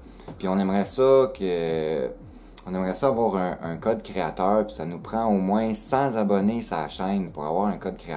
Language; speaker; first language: French; native; French